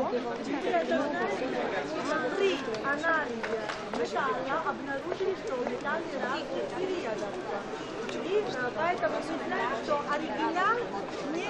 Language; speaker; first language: Russian; non-native, fluent; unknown